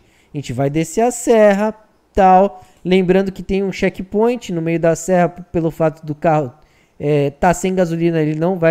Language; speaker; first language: Portuguese; native; Portuguese